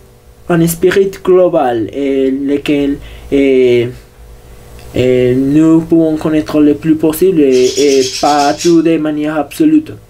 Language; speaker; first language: French; non-native, learner; Spanish